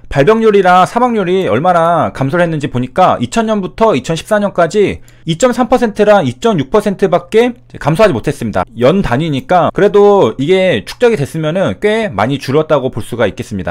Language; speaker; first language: Korean; native; Korean